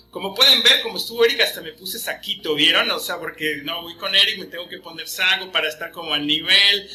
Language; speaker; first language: Spanish; native; Spanish